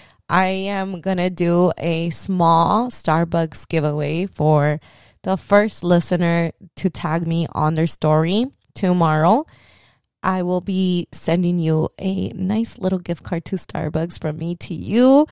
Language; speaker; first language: English; early bilingual, other home language; Spanish